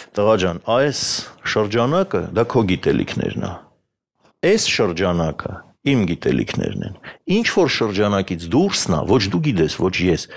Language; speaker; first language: Armenian; native; Armenian